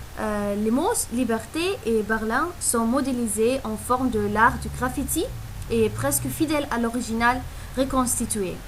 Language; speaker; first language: French; non-native, learner; German